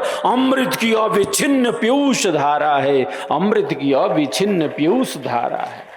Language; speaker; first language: Hindi; native; Hindi